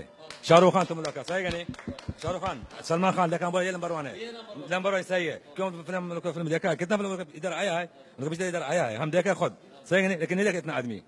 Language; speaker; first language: Hindi; non-native, learner; Arabic